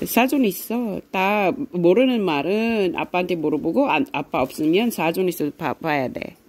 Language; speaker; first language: Korean; non-native, learner; Filipino